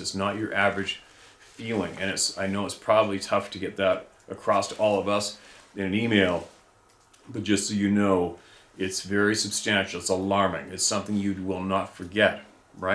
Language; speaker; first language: English; native; English